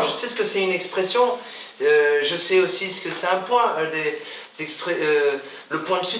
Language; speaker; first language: French; native; French